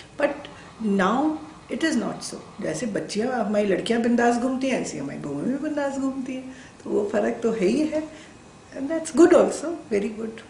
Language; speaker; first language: Hindi; native; Hindi